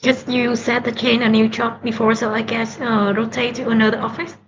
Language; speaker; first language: English; non-native, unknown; Vietnamese